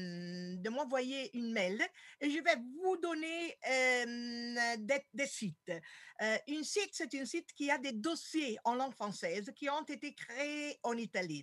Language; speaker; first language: French; non-native, fluent; Italian